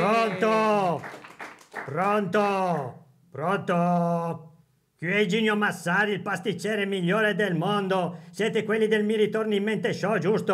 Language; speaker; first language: Italian; native; Italian